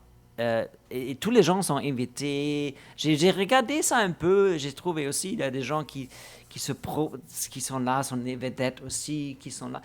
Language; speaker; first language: French; non-native, fluent; German